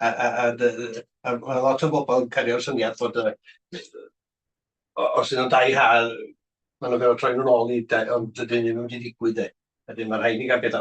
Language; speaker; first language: Welsh; native; Welsh